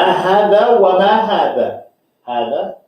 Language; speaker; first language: Arabic; non-native, fluent; English